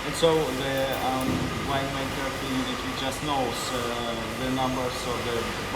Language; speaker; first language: English; non-native, learner; Russian